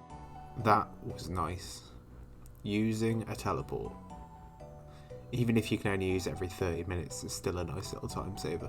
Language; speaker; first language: English; native; English